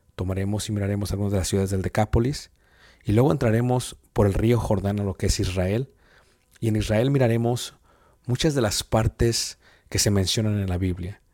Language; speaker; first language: Spanish; native; Spanish